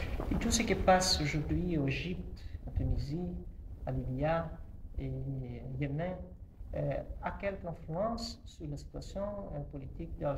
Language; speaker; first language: French; non-native, learner; Portuguese